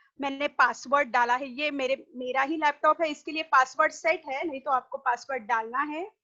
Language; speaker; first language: Hindi; non-native, local second language; Marathi